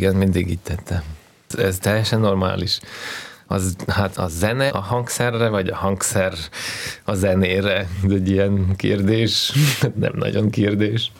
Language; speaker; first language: Hungarian; non-native, fluent; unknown